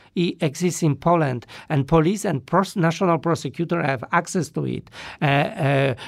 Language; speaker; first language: English; non-native, fluent; Polish